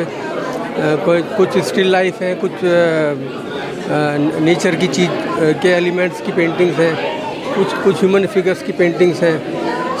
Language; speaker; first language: Hindi; native; Hindi